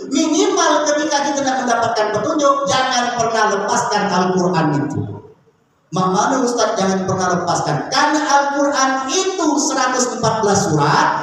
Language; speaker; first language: Malay; native; Malay